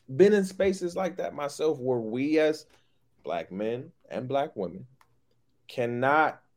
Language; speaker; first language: English; native; English